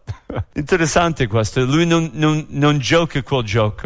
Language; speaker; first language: Italian; non-native, fluent; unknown